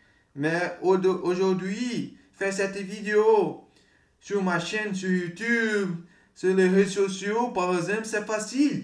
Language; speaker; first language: French; non-native, learner; Portuguese